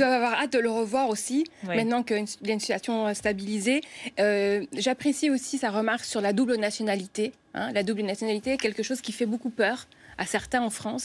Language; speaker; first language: French; native; French